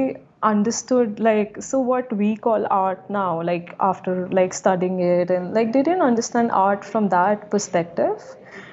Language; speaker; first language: English; non-native, local second language; Hindi